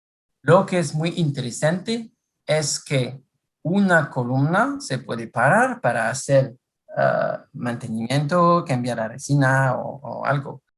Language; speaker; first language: Spanish; non-native, fluent; French